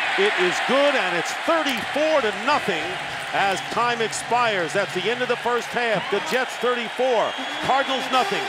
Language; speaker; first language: English; native; English